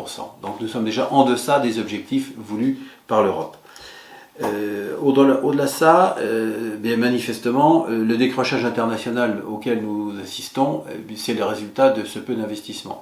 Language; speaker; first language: French; native; French